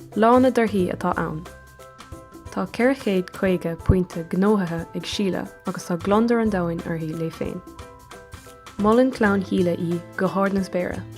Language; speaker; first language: Irish; non-native, local second language; English